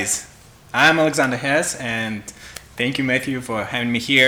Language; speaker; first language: English; non-native, fluent; Russian